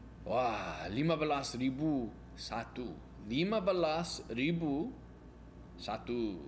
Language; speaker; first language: Indonesian; non-native, learner; English